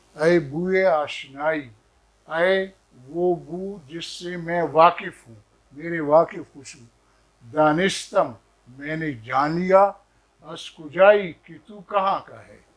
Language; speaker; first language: Urdu; non-native, local second language; Pashto